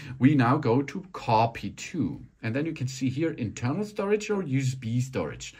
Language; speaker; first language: English; non-native, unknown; German